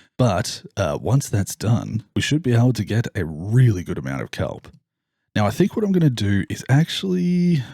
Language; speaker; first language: English; native; English